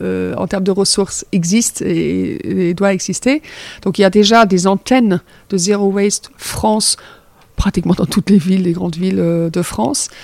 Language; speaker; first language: French; non-native, fluent; German